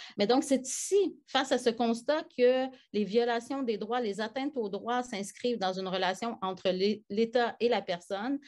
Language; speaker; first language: French; native; French